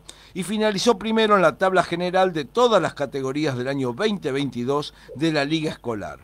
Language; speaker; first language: Spanish; native; Spanish